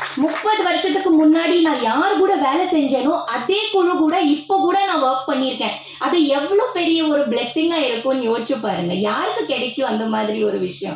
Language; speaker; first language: Tamil; non-native, fluent; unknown